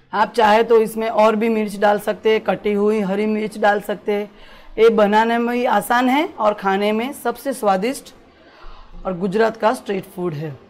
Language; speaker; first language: Hindi; non-native, local second language; Gujarati